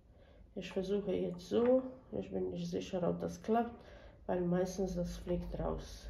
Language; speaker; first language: German; non-native, fluent; Bosnian